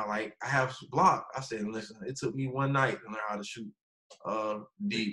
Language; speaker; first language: English; native; English